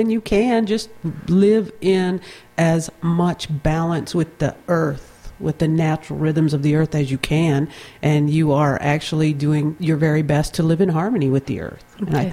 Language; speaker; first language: English; native; English